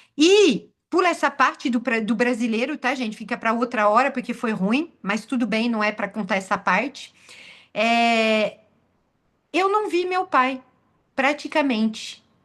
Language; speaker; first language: Portuguese; non-native, fluent; French